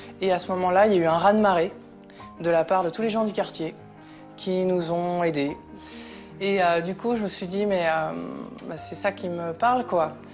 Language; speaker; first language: French; native; French